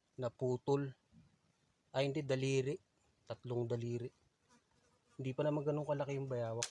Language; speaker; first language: Filipino; non-native, local second language; Waray